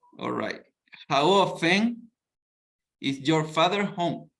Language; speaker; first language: English; non-native, fluent; Spanish